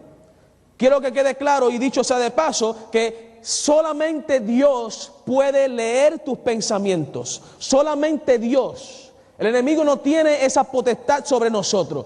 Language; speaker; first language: Spanish; native; Spanish